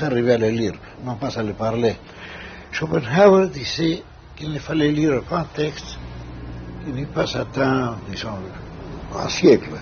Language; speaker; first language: French; non-native, fluent; Spanish